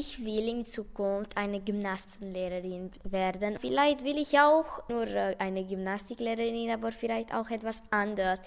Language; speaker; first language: German; non-native, local second language; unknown